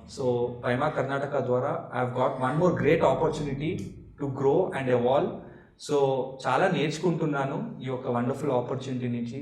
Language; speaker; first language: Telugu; non-native, local second language; Marathi